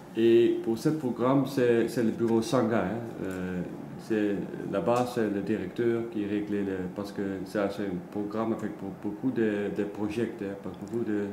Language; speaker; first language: French; non-native, learner; Dutch